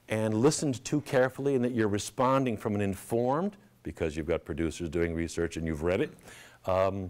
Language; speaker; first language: English; native; English